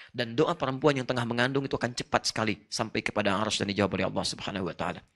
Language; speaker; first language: Indonesian; non-native, fluent; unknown